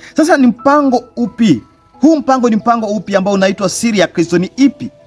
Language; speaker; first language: Swahili; native; Swahili